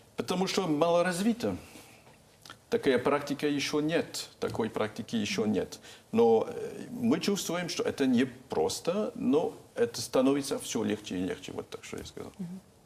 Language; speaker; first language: Russian; non-native, fluent; French